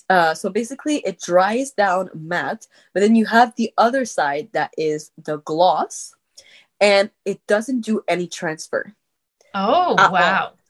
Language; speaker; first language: English; non-native, fluent; French